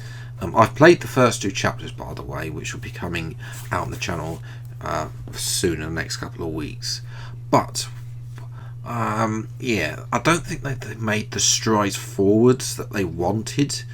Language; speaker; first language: English; native; English